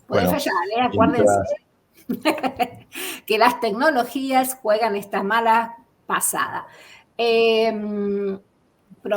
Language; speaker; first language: Spanish; native; Spanish